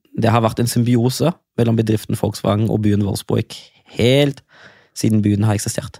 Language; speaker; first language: Norwegian; non-native, fluent; German